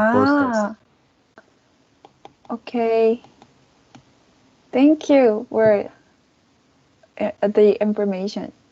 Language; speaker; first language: English; non-native, learner; Korean